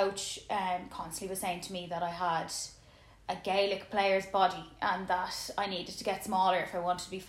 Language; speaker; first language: English; native; English